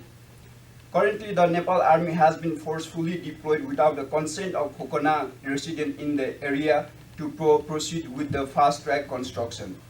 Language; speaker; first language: English; non-native, fluent; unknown